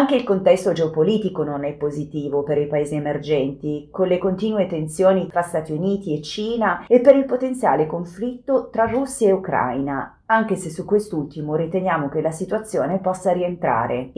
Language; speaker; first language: Italian; native; Italian